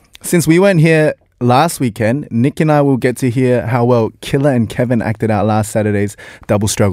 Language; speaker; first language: English; native; English